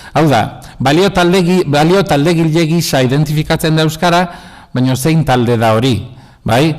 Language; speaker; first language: Basque; non-native, local second language; Spanish